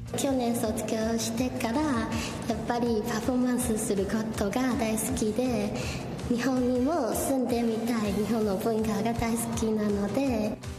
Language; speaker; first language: Japanese; non-native, learner; Chinese